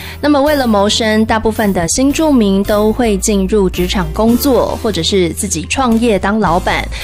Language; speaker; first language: Chinese; native; Chinese